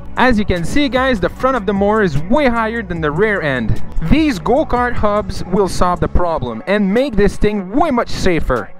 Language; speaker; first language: English; non-native, fluent; French